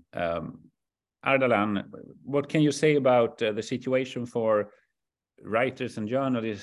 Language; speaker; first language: English; non-native, fluent; Swedish